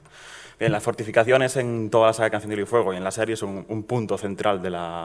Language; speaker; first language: Spanish; native; Spanish